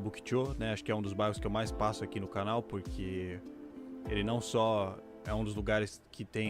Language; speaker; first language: Portuguese; native; Portuguese